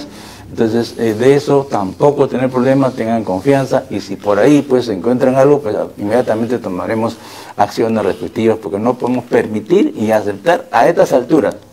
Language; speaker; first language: Spanish; native; Spanish